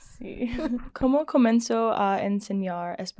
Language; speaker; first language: Spanish; non-native, learner; English